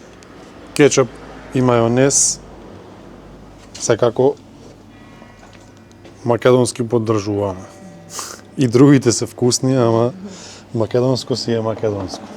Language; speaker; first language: Macedonian; native; Macedonian